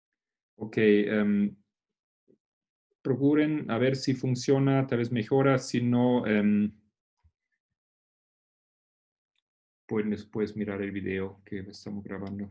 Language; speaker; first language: Spanish; non-native, fluent; Portuguese